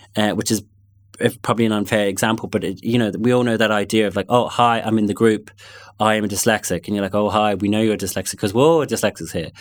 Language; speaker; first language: English; native; English